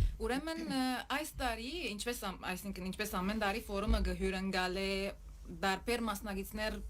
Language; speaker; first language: Armenian; native; Armenian